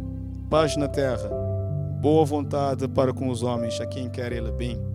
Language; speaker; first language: Portuguese; native; Portuguese